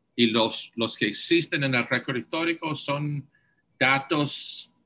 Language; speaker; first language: Spanish; non-native, fluent; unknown